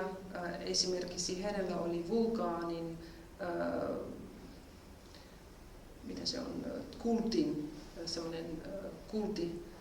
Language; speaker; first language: Finnish; non-native, fluent; German